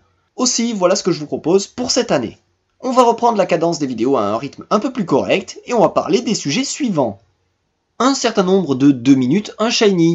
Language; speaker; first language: French; native; French